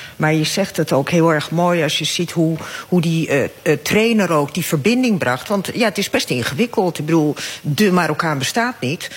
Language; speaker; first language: Dutch; early bilingual, other home language; Arabic